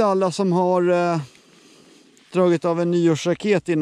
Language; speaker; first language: Swedish; native; Swedish